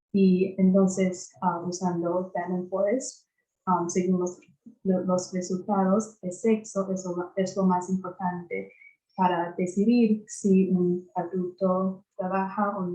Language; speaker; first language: Spanish; non-native, fluent; English